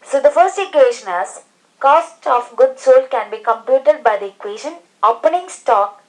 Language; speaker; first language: English; non-native, local second language; Malayalam